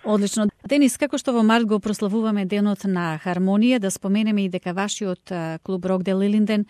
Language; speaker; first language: Macedonian; native; Macedonian